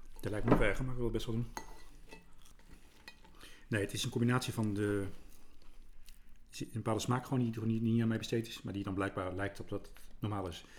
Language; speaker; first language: Dutch; native; Dutch